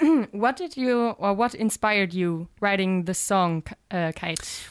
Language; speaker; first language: English; non-native, fluent; German